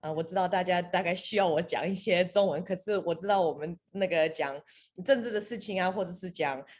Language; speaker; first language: Chinese; early bilingual, heritage; Chinese